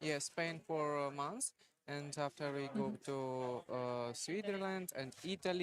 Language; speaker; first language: English; non-native, learner; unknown